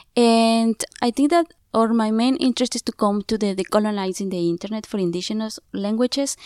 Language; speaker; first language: English; non-native, fluent; Zapotec